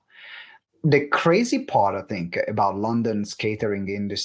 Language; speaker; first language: English; non-native, fluent; Italian